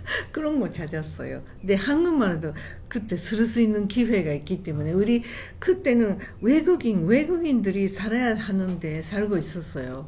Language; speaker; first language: Korean; non-native, fluent; Japanese